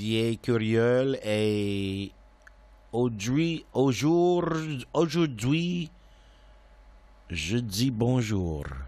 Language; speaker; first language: French; non-native, learner; English